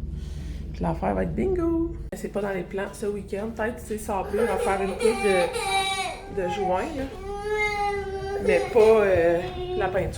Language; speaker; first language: French; native; French